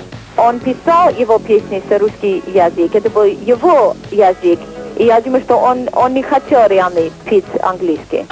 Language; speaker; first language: Russian; non-native, learner; English